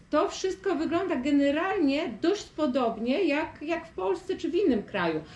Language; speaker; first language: Polish; non-native, fluent; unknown